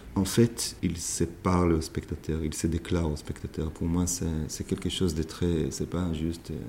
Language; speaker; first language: French; non-native, fluent; Hebrew